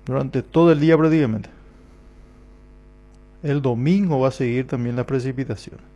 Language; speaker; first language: Spanish; native; Spanish